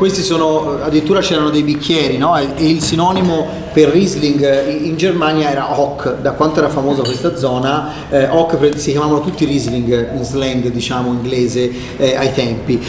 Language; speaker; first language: Italian; native; Italian